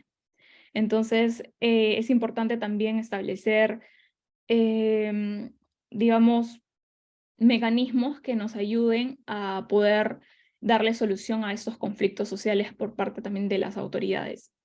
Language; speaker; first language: Spanish; native; Spanish